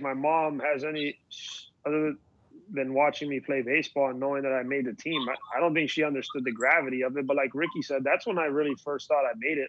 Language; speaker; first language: English; native; English